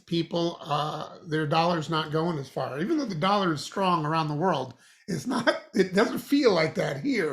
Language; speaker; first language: English; native; English